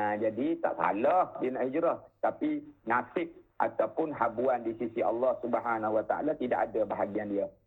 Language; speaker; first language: Malay; native; Malay